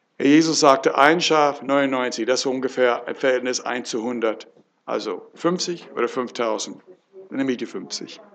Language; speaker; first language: German; non-native, fluent; English